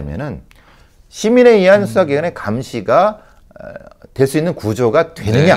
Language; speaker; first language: Korean; native; Korean